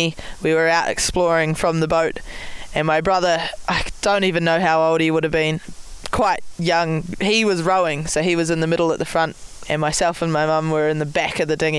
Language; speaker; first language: English; native; English